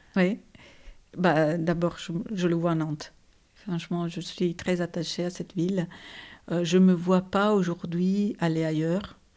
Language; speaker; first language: French; non-native, fluent; Italian